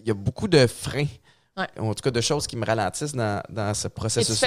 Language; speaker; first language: French; native; French